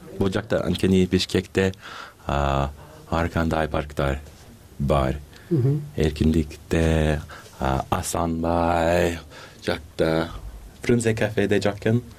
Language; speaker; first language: Kyrgyz; non-native, learner; English